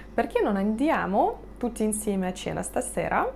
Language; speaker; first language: Italian; non-native, fluent; Russian